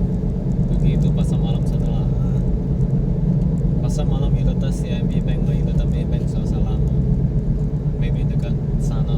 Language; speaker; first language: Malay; non-native, local second language; Chinese